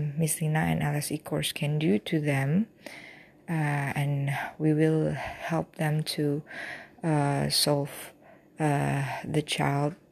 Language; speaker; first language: English; non-native, fluent; Indonesian